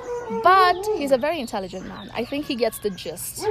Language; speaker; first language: English; non-native, local second language; Tamil